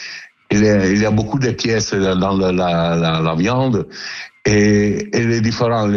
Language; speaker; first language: French; non-native, learner; Italian